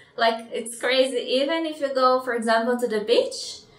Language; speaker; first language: English; non-native, fluent; Portuguese